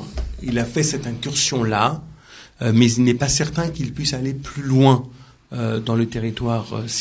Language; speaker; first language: French; native; French